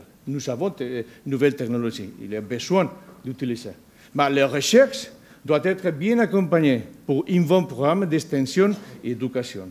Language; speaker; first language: French; non-native, learner; Spanish